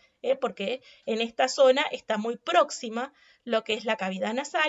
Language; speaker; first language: Spanish; native; Spanish